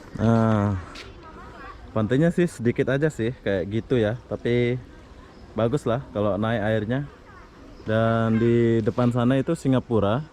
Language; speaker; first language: Indonesian; native; Indonesian